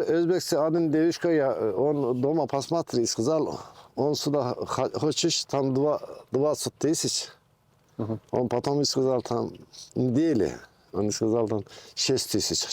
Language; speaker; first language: Russian; non-native, learner; Turkish